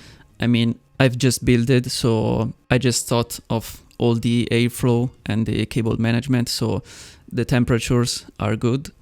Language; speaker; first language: English; non-native, fluent; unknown